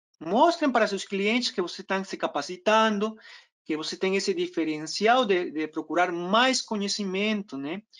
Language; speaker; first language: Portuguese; non-native, fluent; Spanish